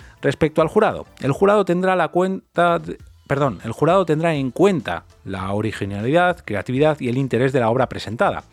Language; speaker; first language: Spanish; native; Spanish